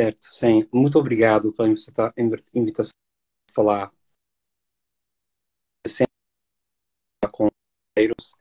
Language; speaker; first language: Portuguese; non-native, fluent; English